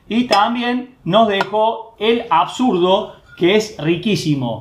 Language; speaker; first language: Spanish; native; Spanish